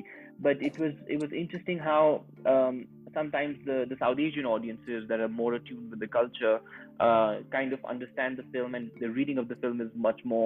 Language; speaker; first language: English; non-native, local second language; Urdu